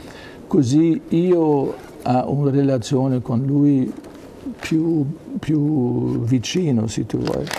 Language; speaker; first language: Italian; non-native, learner; German